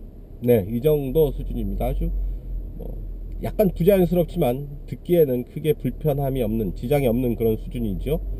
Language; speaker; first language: Korean; native; Korean